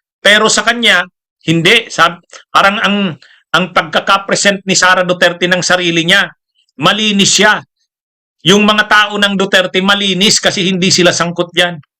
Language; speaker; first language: Filipino; non-native, local second language; Bikol